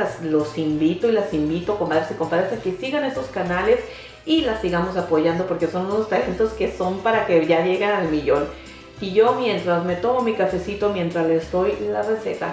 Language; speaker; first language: Spanish; native; Spanish